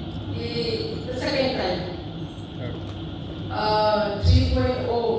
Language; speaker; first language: Hindi; non-native, local second language; Manipuri